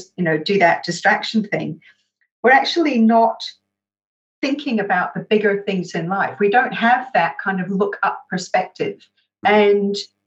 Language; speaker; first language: English; native; English